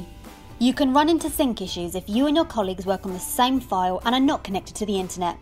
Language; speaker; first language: English; native; English